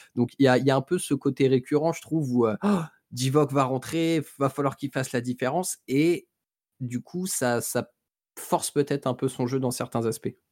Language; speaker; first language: French; native; French